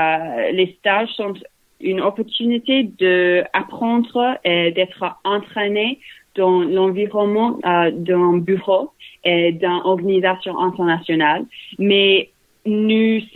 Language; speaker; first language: French; non-native, learner; English